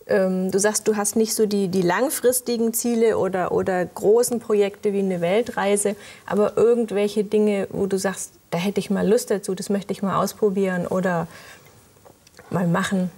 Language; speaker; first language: German; native; German